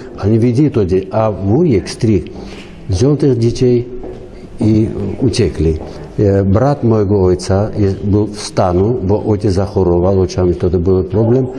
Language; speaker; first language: Polish; non-native, learner; Armenian